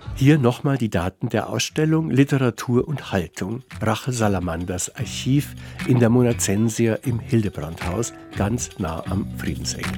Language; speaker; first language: German; native; German